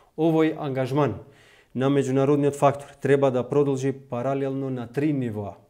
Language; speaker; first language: Macedonian; non-native, local second language; Albanian